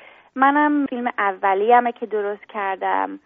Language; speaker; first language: Persian; early bilingual, heritage; Persian